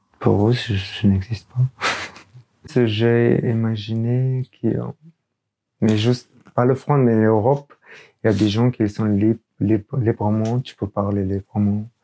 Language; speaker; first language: French; non-native, learner; Urdu